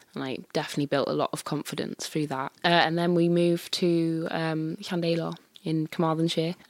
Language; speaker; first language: English; native; English